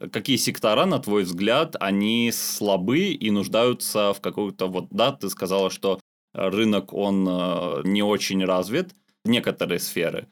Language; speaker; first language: Russian; non-native, local second language; Armenian